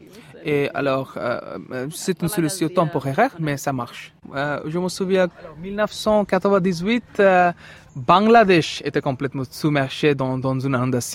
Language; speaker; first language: French; non-native, fluent; Bangla